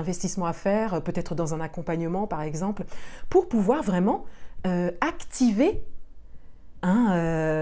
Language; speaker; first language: French; native; French